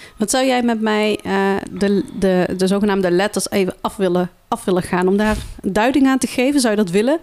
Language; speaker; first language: Dutch; early bilingual, other home language; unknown